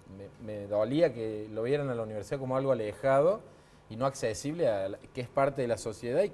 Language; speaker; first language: Spanish; native; Spanish